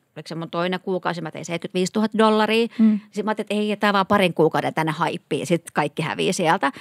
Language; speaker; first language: Finnish; native; Finnish